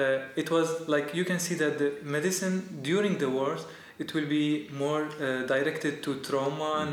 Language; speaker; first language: English; non-native, fluent; Arabic